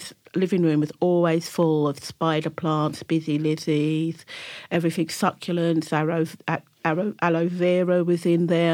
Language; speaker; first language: English; native; English